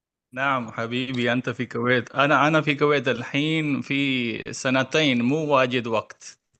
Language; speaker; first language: Arabic; non-native, learner; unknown